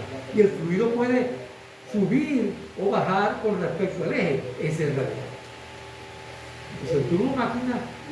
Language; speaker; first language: Spanish; native; Spanish